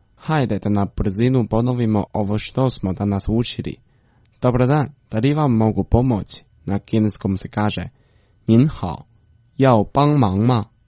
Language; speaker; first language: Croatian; non-native, fluent; Chinese